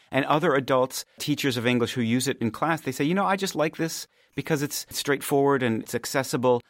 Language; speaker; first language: English; native; English